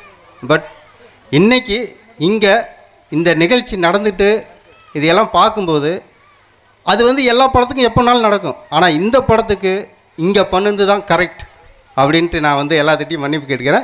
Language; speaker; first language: Tamil; native; Tamil